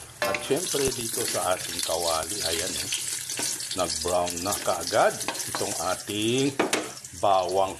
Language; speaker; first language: Filipino; non-native, local second language; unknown